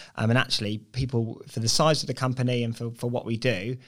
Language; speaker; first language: English; native; English